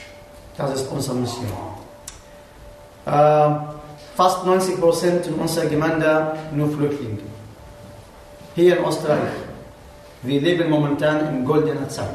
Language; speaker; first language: German; non-native, learner; Arabic